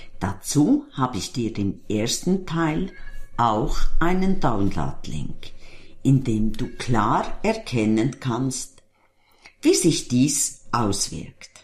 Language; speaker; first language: German; native; German